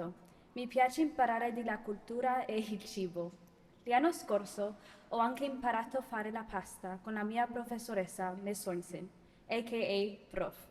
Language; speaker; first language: Italian; non-native, learner; English